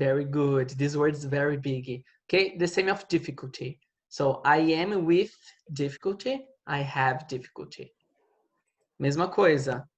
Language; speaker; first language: English; non-native, fluent; Portuguese